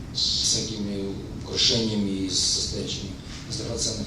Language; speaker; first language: Russian; native; Russian